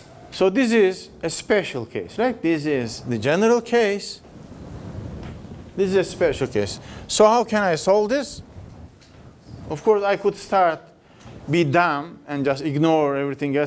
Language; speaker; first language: English; non-native, fluent; Turkish